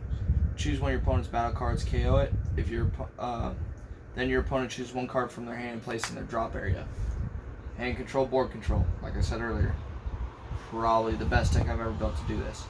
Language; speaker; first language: English; native; English